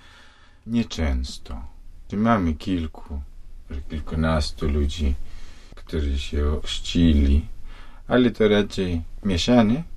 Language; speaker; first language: Polish; non-native, fluent; Russian